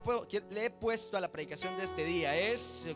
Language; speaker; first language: Spanish; native; Spanish